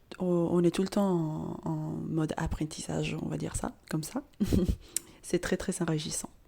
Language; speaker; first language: French; non-native, fluent; Spanish